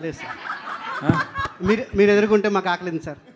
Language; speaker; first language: Telugu; native; Telugu